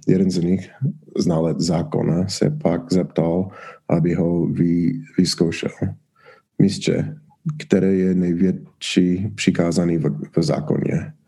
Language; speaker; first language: Czech; non-native, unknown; English